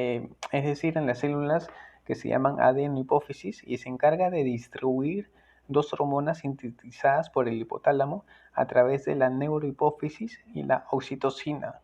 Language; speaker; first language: Spanish; native; Spanish